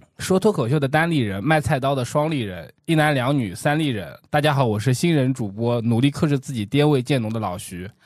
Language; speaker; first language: Chinese; non-native, local second language; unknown